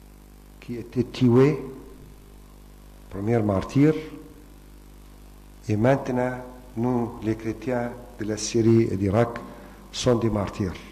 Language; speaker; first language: French; non-native, fluent; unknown